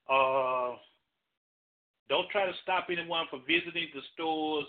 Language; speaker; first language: English; native; English